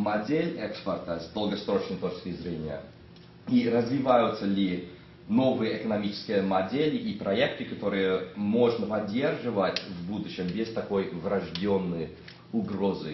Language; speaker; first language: Russian; non-native, fluent; English